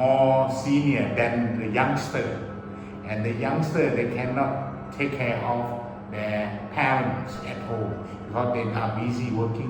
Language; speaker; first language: English; early bilingual, other home language; Thai